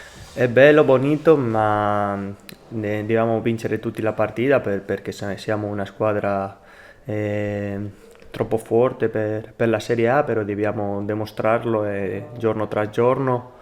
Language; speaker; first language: Italian; non-native, learner; Spanish